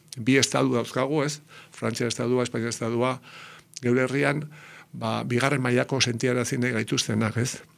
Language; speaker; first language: Basque; native; Basque